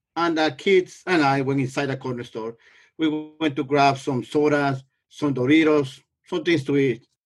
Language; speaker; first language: English; non-native, fluent; Spanish